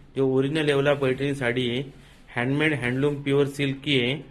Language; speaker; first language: Hindi; non-native, local second language; Marathi